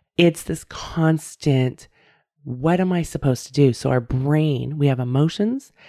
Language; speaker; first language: English; native; English